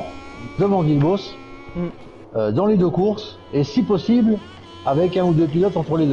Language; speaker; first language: French; native; French